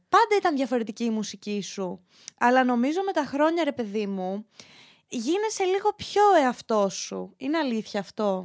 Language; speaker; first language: Greek; native; Greek